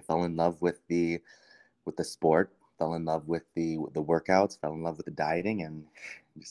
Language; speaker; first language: English; native; English